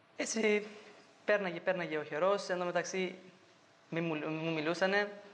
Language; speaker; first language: Greek; non-native, fluent; Albanian